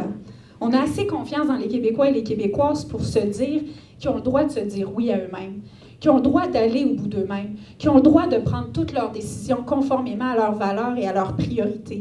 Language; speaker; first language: French; native; French